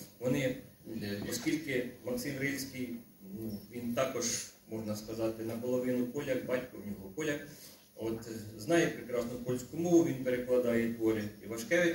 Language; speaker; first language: Ukrainian; native; Ukrainian